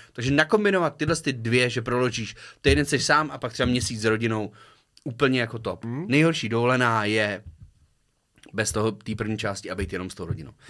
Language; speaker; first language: Czech; native; Czech